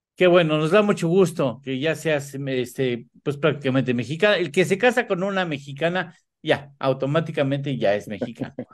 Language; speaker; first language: Spanish; native; Spanish